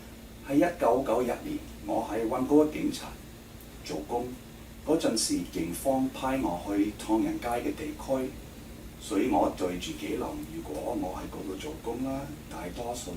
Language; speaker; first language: Cantonese; non-native, fluent; English